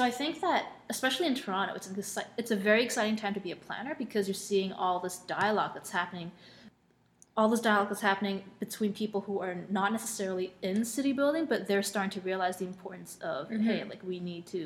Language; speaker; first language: English; non-native, local second language; Cantonese